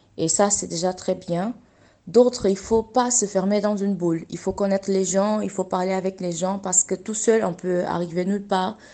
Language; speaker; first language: French; non-native, fluent; Portuguese